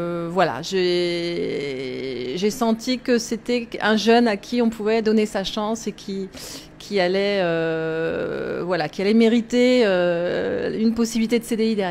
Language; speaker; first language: French; native; French